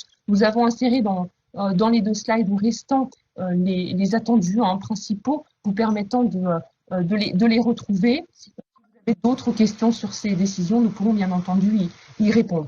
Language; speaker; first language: French; native; French